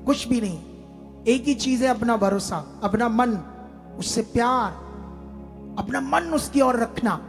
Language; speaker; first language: Hindi; native; Hindi